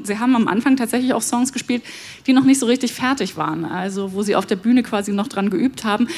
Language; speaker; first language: German; native; German